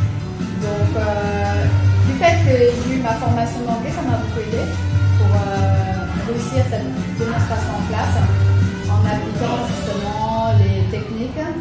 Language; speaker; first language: French; early bilingual, other home language; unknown